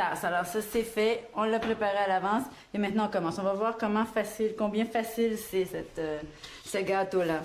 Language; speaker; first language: French; native; French